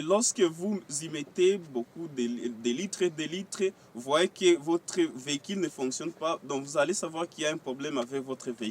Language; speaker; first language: French; non-native, local second language; Swahili